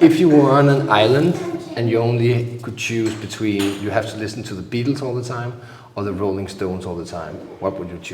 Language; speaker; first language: English; non-native, fluent; Danish